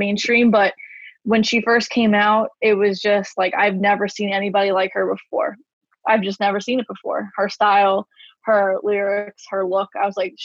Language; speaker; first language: English; native; English